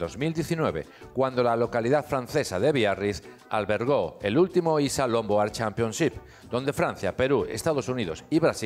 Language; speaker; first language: Spanish; native; Spanish